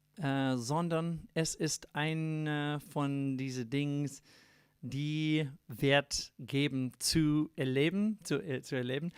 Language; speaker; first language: German; non-native, learner; English